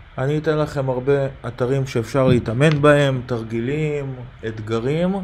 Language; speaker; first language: Hebrew; native; Hebrew